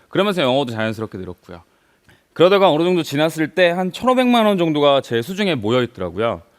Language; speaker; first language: Korean; native; Korean